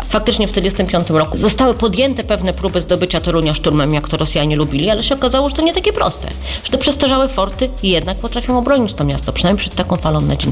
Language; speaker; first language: Polish; native; Polish